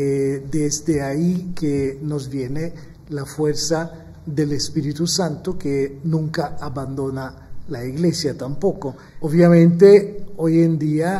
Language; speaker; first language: Spanish; non-native, fluent; Maltese